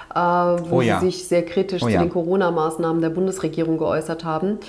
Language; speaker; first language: German; early bilingual, other home language; Turkish